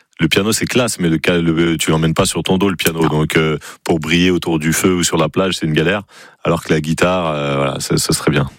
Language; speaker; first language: French; native; French